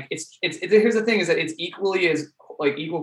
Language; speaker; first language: English; native; English